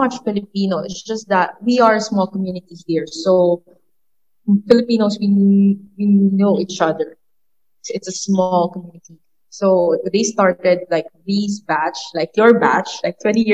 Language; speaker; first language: English; non-native, local second language; Filipino